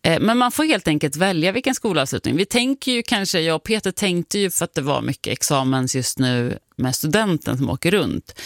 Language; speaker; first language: Swedish; native; Swedish